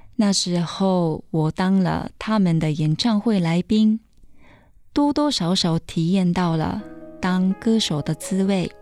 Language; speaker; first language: Chinese; non-native, fluent; Japanese